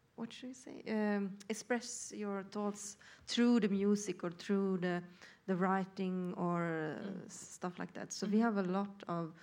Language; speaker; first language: English; non-native, fluent; Swedish